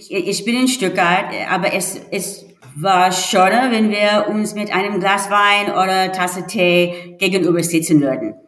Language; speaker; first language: German; non-native, learner; English